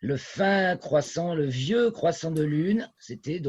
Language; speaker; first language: French; native; French